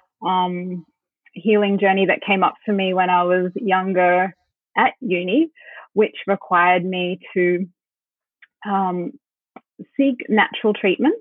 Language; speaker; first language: English; native; English